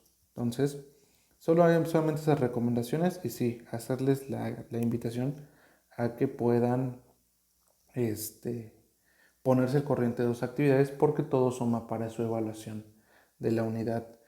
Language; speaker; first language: Spanish; native; Spanish